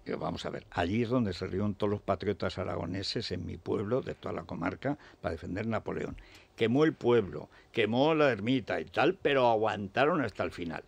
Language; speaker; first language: Spanish; native; Spanish